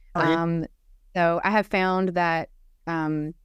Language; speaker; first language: English; native; English